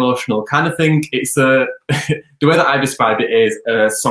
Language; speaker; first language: English; native; English